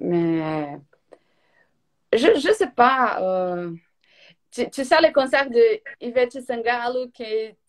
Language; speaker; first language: French; non-native, learner; Portuguese